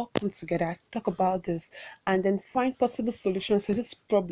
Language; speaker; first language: English; non-native, local second language; Igbo